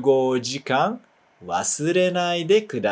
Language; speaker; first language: Japanese; non-native, fluent; Portuguese